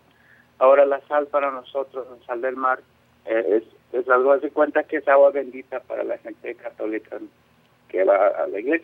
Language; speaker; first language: Spanish; non-native, local second language; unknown